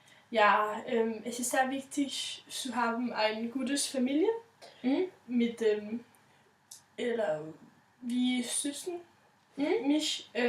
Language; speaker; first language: German; non-native, learner; Danish